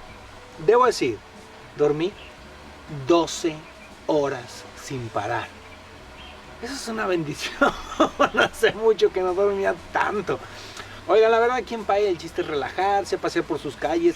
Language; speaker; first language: Spanish; native; Spanish